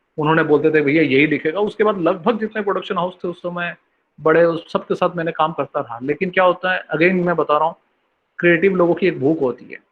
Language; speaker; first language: Hindi; non-native, local second language; Bangla